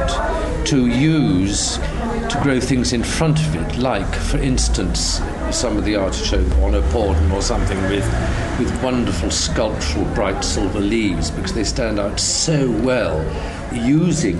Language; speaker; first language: English; native; English